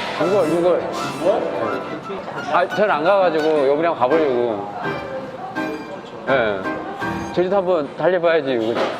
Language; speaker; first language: Korean; native; Korean